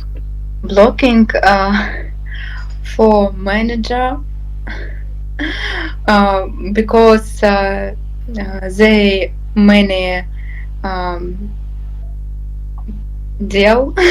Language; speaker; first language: English; non-native, learner; Russian